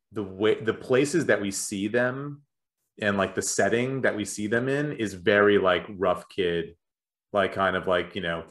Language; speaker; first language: English; native; English